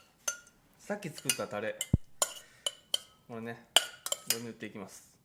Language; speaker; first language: Japanese; native; Japanese